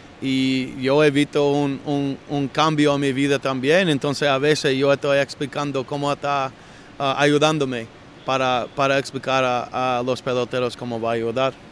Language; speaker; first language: Spanish; non-native, learner; English